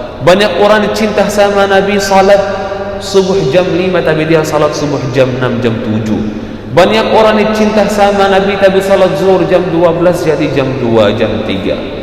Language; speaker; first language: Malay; non-native, fluent; Arabic